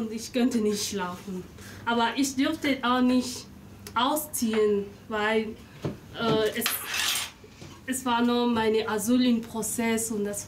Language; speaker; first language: German; non-native, learner; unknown